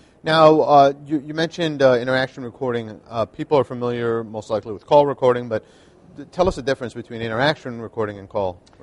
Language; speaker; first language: English; native; English